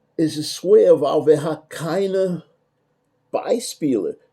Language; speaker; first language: German; non-native, learner; English